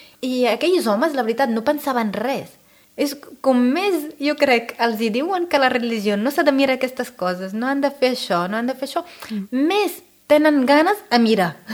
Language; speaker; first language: Catalan; non-native, fluent; Arabic